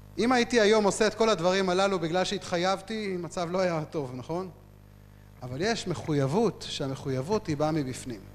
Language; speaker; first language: Hebrew; native; Hebrew